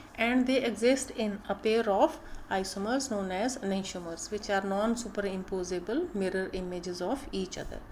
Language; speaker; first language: English; non-native, local second language; Punjabi